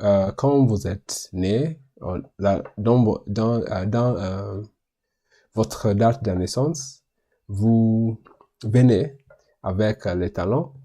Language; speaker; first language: French; non-native, learner; English